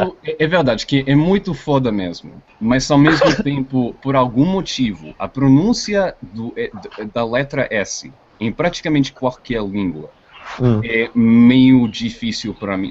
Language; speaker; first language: Portuguese; non-native, fluent; English